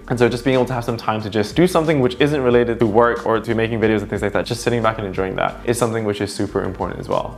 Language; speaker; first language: English; native; English